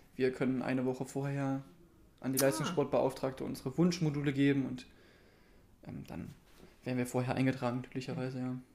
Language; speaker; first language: German; native; German